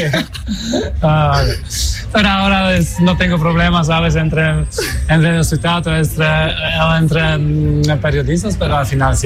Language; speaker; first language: Spanish; non-native, fluent; Polish